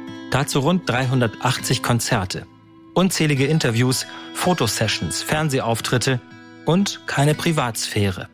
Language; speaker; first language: German; native; German